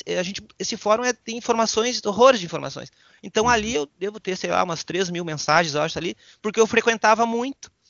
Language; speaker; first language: Portuguese; native; Portuguese